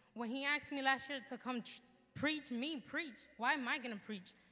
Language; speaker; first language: English; early bilingual, other home language; Spanish